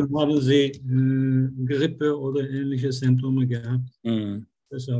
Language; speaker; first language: German; non-native, learner; Turkish